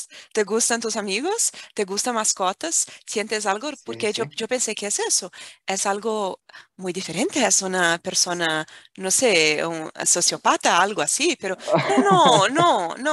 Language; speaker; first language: Spanish; non-native, fluent; Portuguese